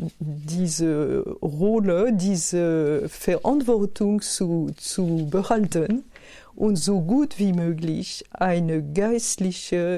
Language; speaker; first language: German; non-native, fluent; French